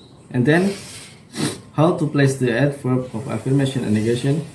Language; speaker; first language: English; non-native, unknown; Indonesian